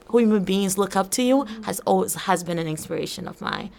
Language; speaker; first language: English; early bilingual, other home language; Portuguese